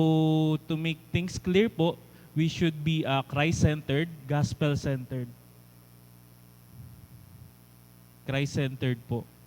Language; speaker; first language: English; non-native, fluent; Filipino